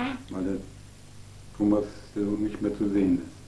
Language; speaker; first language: German; native; German